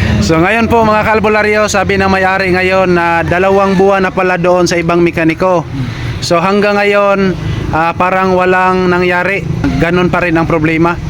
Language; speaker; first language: Filipino; non-native, local second language; Cebuano